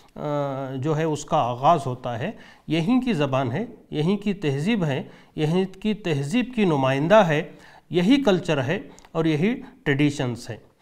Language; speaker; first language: Urdu; native; Urdu